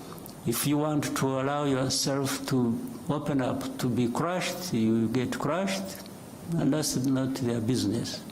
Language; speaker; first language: English; non-native, local second language; Kinyarwanda